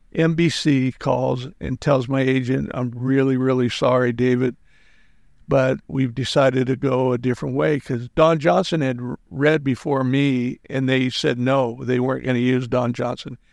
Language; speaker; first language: English; native; English